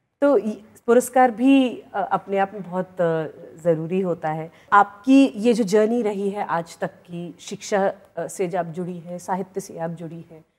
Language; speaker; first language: Hindi; native; Hindi